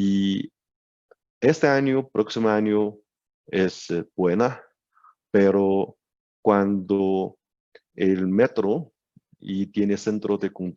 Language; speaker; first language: Spanish; non-native, learner; Chinese